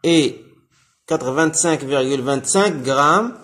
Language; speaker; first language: French; non-native, local second language; Arabic